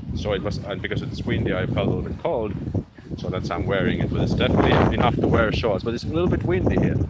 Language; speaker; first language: English; non-native, fluent; Finnish